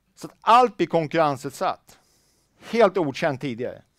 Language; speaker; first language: Swedish; native; Swedish